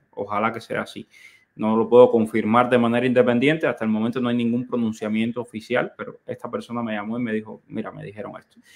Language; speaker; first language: Spanish; native; Spanish